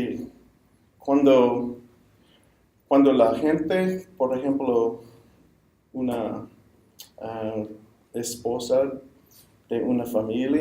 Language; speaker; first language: Spanish; non-native, fluent; English